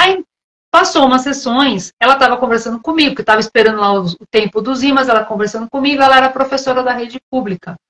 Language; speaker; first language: Portuguese; native; Portuguese